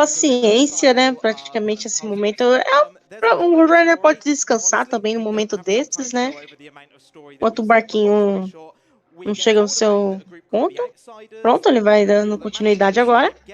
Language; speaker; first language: Portuguese; native; Portuguese